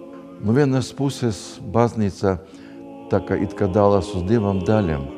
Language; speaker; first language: Latvian; non-native, local second language; Russian